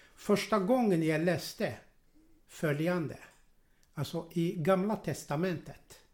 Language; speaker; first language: Swedish; non-native, fluent; Arabic